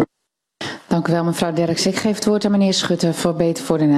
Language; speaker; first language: Dutch; native; Dutch